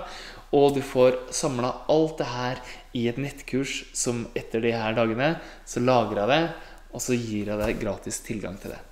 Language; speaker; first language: Norwegian; native; Norwegian